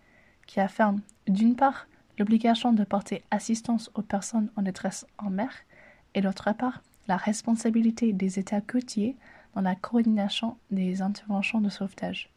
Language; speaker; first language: French; native; French